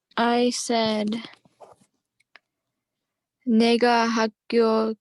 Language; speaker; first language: Korean; non-native, learner; English